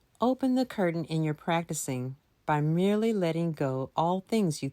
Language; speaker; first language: English; native; English